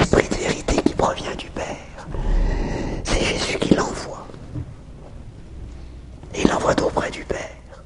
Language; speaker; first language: French; native; French